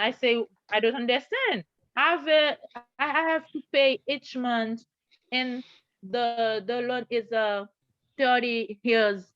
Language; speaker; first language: English; non-native, learner; Haitian Creole